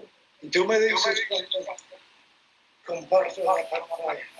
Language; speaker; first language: Spanish; non-native, fluent; English